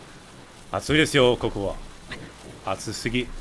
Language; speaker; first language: Japanese; non-native, fluent; English